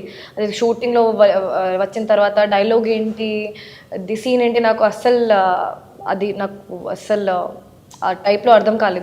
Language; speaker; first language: Telugu; non-native, learner; Hindi